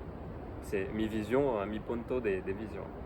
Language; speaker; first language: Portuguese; non-native, learner; French